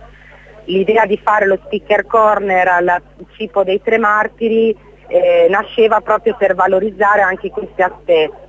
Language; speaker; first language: Italian; native; Italian